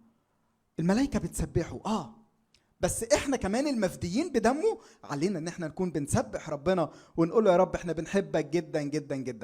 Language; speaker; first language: Arabic; native; Arabic